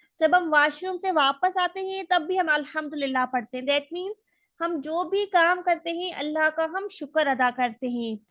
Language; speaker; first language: Urdu; native; Urdu